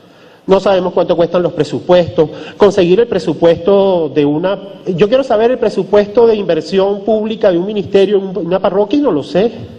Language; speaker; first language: Spanish; native; Spanish